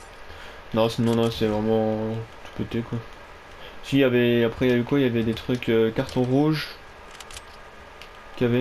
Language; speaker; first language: French; native; French